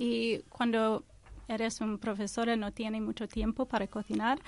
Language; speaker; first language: Spanish; non-native, learner; English